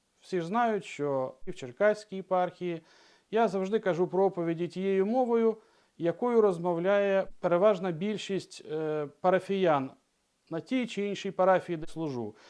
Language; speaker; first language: Ukrainian; non-native, local second language; Russian